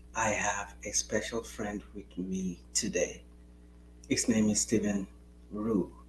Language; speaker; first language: English; non-native, local second language; Yoruba